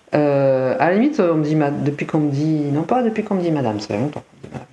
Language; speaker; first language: French; native; French